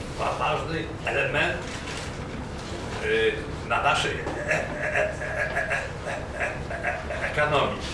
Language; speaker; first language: Russian; non-native, fluent; Polish